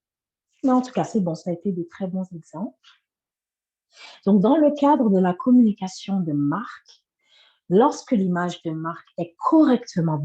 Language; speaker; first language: French; native; French